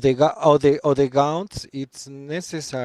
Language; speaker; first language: English; non-native, learner; Spanish